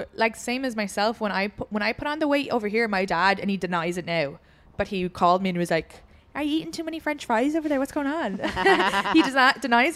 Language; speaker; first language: English; native; English